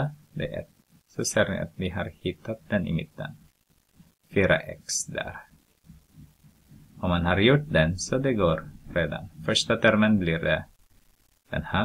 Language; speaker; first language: Swedish; non-native, fluent; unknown